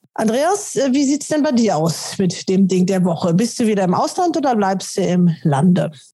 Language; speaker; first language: German; native; German